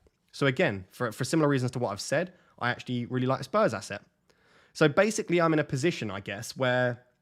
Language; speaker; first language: English; native; English